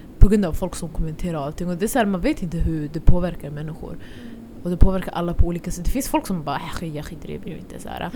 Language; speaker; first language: Swedish; early bilingual, other home language; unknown